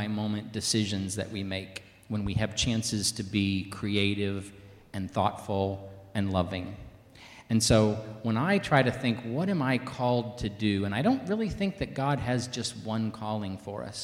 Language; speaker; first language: English; native; English